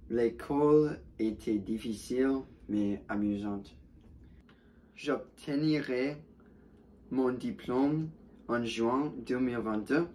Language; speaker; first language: French; non-native, learner; English